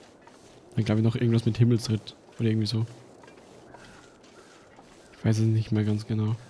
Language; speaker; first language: German; native; German